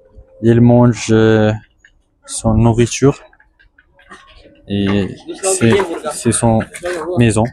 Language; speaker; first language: French; non-native, learner; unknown